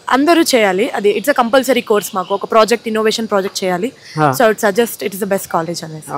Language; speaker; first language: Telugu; native; Telugu